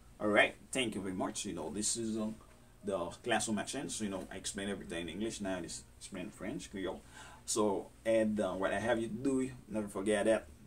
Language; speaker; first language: English; non-native, fluent; Haitian Creole